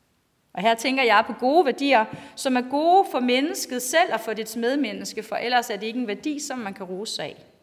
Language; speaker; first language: Danish; native; Danish